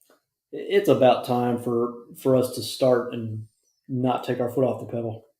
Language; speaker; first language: English; native; English